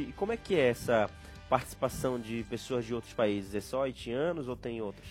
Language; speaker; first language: Portuguese; native; Portuguese